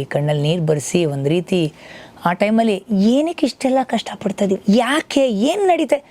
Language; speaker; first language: Kannada; native; Kannada